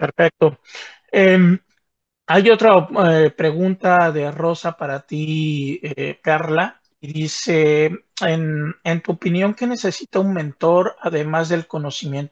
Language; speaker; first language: Spanish; native; Spanish